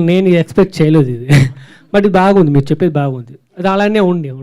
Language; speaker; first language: Telugu; non-native, learner; Tamil